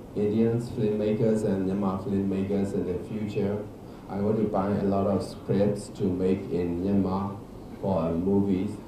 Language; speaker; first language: English; non-native, learner; Burmese